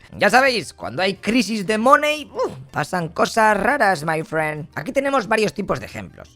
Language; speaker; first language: Spanish; native; Spanish